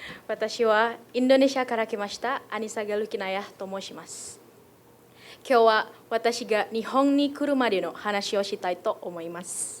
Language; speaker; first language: Japanese; non-native, fluent; Indonesian